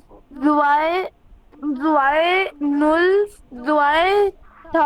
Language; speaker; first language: German; non-native, learner; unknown